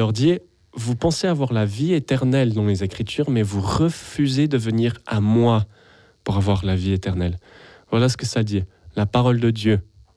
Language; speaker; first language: French; native; French